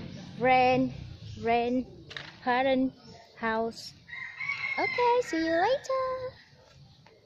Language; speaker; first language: English; non-native, learner; Vietnamese